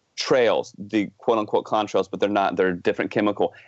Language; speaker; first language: English; native; English